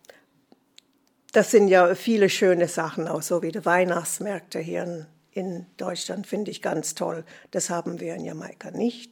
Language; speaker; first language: German; non-native, fluent; English